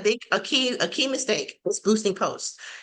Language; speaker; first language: English; native; English